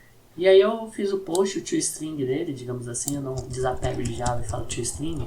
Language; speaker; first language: Portuguese; native; Portuguese